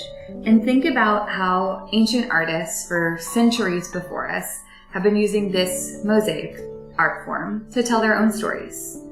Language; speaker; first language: English; native; English